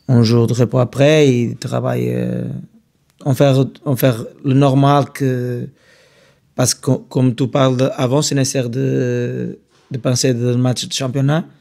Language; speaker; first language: French; non-native, fluent; Portuguese